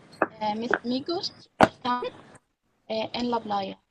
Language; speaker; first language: Spanish; non-native, learner; Arabic